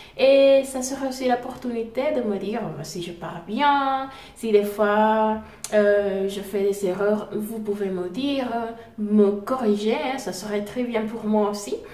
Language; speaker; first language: French; non-native, fluent; Spanish